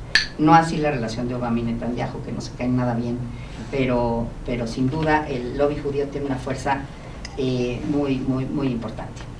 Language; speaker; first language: Spanish; native; Spanish